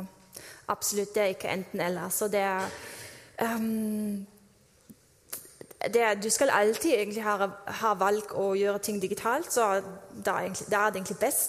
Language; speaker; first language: Norwegian; non-native, fluent; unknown